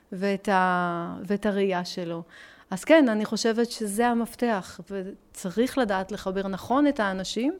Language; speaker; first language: Hebrew; early bilingual, other home language; French